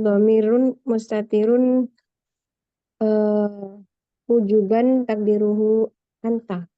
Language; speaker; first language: Arabic; non-native, learner; Indonesian